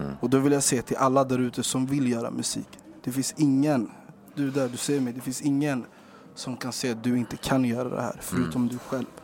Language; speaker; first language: Swedish; early bilingual, other home language; Spanish